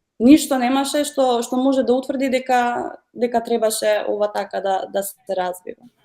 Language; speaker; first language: Macedonian; early bilingual, heritage; Macedonian